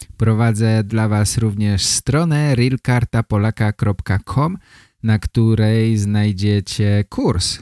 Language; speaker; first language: Polish; native; Polish